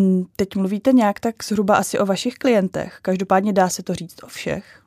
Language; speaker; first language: Czech; native; Czech